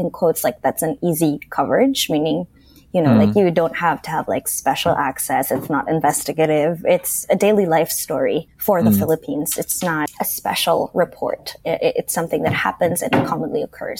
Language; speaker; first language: English; non-native, local second language; Filipino